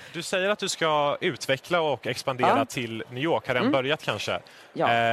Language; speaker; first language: Swedish; native; Swedish